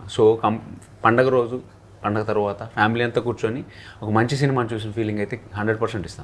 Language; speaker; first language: Telugu; native; Telugu